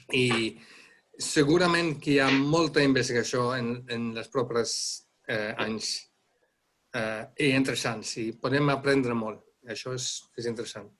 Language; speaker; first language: Catalan; non-native, fluent; Dutch